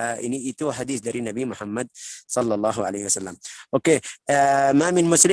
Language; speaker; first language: Indonesian; non-native, learner; Arabic